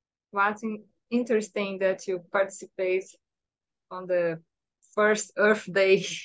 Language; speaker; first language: English; non-native, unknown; Portuguese